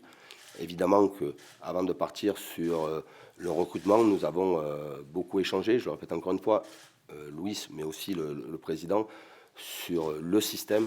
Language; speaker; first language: French; native; French